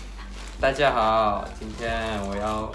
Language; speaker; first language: Chinese; non-native, learner; Malay